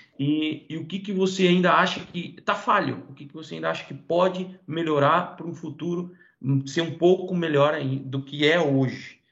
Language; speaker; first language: Portuguese; native; Portuguese